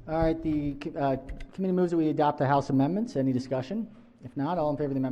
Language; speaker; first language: English; native; English